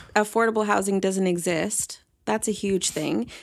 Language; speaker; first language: English; native; English